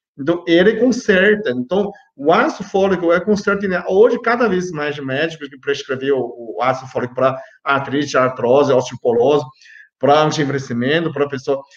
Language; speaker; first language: Portuguese; non-native, fluent; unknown